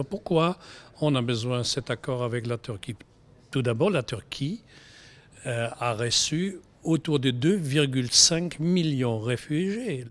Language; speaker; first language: French; non-native, fluent; German